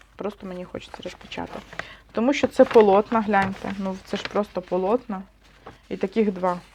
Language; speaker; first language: Ukrainian; non-native, local second language; Russian